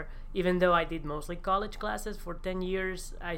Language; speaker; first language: English; non-native, fluent; Spanish